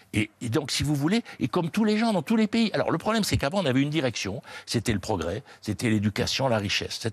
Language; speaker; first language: French; native; French